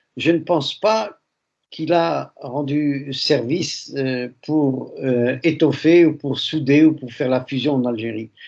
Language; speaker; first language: French; early bilingual, other home language; Arabic